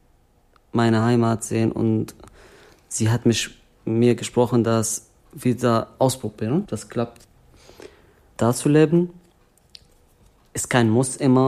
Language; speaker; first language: German; non-native, learner; Arabic